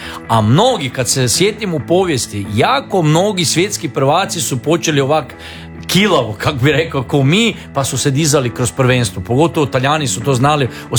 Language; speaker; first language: Serbian; native; Serbian